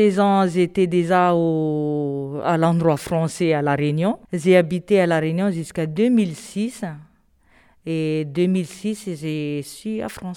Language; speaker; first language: French; non-native, local second language; Malagasy